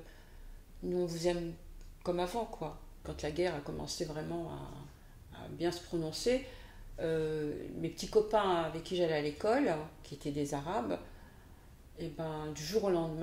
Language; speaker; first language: French; native; French